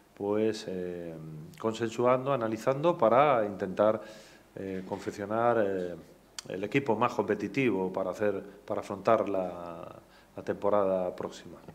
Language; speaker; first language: Spanish; native; Spanish